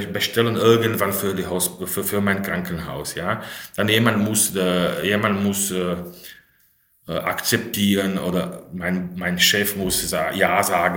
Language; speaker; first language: German; non-native, fluent; Slovak